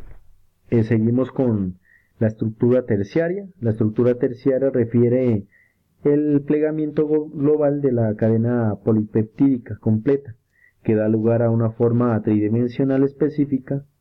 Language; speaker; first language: Spanish; native; Spanish